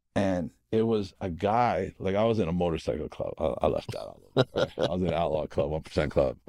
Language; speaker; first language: English; native; English